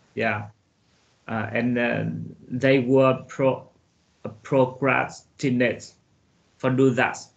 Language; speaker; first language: English; non-native, learner; Vietnamese